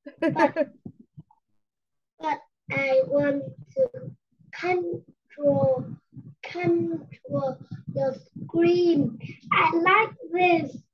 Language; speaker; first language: English; non-native, learner; Vietnamese